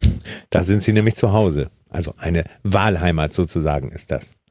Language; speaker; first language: German; native; German